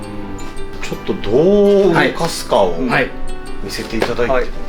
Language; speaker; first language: Japanese; native; Japanese